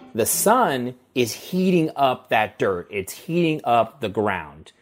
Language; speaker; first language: English; native; English